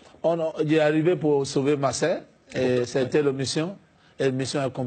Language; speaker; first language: French; non-native, fluent; English